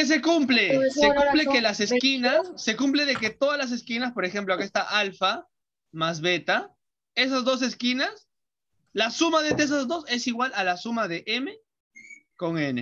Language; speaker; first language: Spanish; native; Spanish